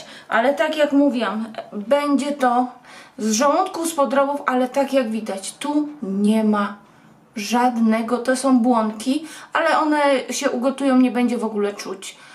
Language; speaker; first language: Polish; native; Polish